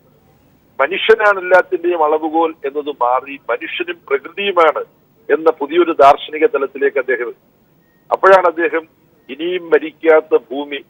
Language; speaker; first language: Malayalam; native; Malayalam